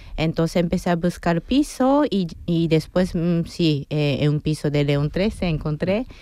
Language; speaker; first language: Spanish; non-native, fluent; Japanese